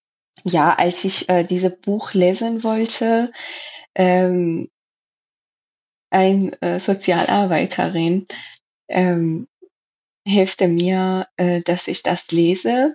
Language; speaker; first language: German; non-native, learner; Persian